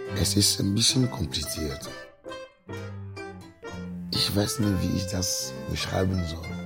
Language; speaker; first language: German; non-native, fluent; Ewe